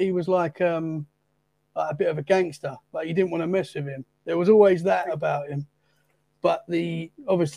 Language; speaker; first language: English; native; English